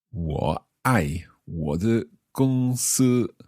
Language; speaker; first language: Chinese; non-native, learner; English